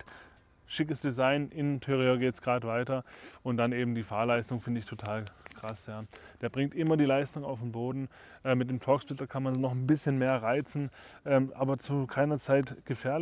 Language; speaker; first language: German; native; German